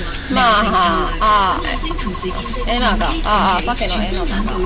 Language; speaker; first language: Japanese; non-native, learner; Cantonese